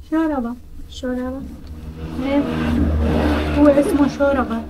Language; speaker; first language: Arabic; non-native, local second language; Kurdish